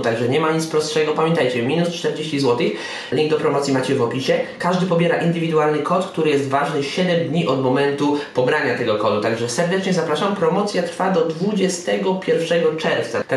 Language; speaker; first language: Polish; native; Polish